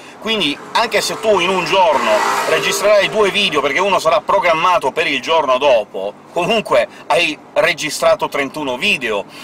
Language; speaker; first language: Italian; native; Italian